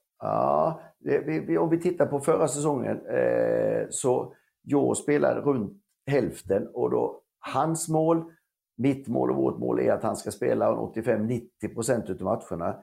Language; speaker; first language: Swedish; native; Swedish